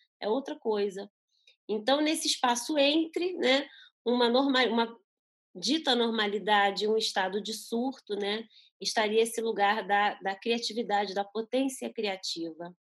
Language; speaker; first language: Portuguese; early bilingual, other home language; Spanish